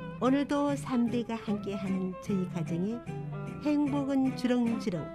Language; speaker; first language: Korean; native; Korean